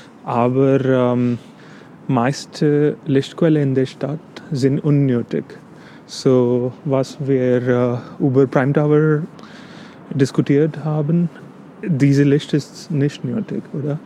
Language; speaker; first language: German; non-native, fluent; English